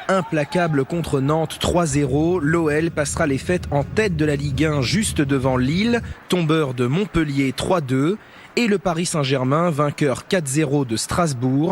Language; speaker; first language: French; native; French